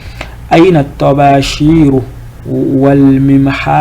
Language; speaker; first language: Arabic; non-native, fluent; French